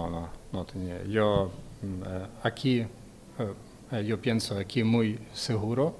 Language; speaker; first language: Spanish; non-native, learner; Ukrainian